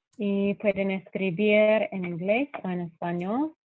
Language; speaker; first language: Spanish; non-native, fluent; English